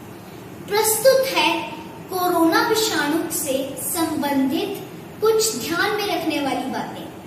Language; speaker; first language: Hindi; native; Hindi